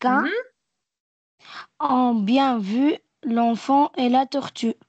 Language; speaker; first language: French; non-native, learner; Arabic